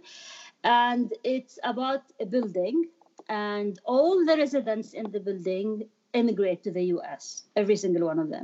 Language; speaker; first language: English; non-native, fluent; Arabic